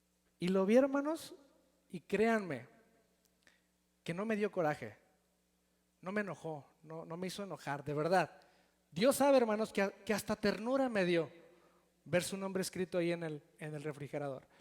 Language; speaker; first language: Spanish; native; Spanish